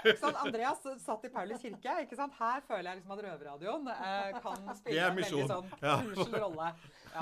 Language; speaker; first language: Norwegian; native; Norwegian